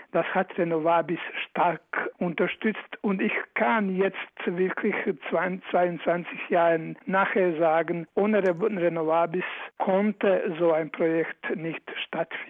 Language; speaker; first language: German; non-native, fluent; Croatian